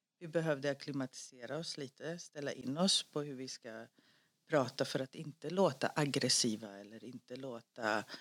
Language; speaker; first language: Swedish; early bilingual, other home language; Greek